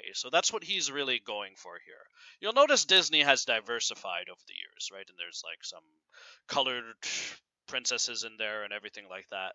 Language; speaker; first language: English; native; English